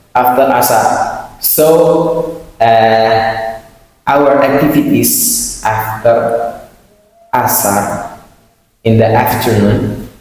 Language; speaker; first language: English; non-native, learner; Indonesian